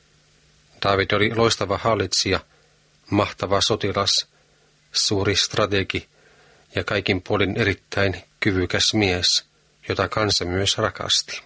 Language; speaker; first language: Finnish; native; Finnish